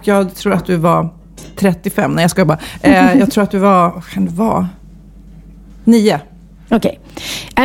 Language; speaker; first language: Swedish; native; Swedish